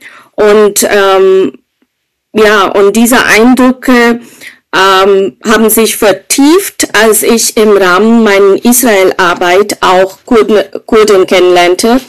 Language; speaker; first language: German; non-native, fluent; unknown